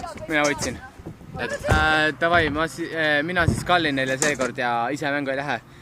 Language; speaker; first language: Estonian; native; Estonian